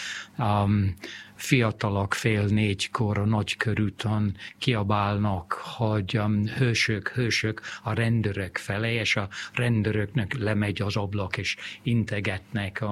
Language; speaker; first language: Hungarian; non-native, fluent; English